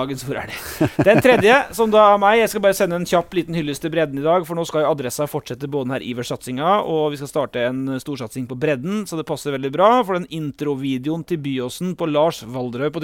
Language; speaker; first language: Norwegian; native; Norwegian